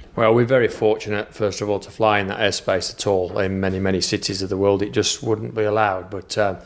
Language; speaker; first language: English; native; English